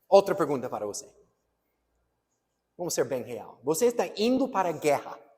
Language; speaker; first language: Portuguese; non-native, fluent; English